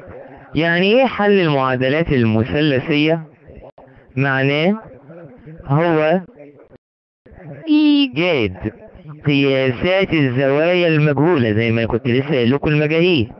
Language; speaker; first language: Arabic; native; Arabic